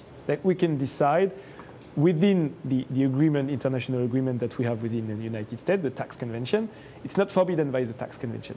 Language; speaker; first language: English; non-native, fluent; French